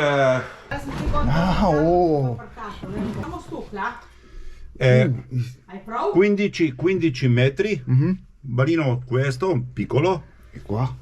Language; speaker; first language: Italian; non-native, learner; Korean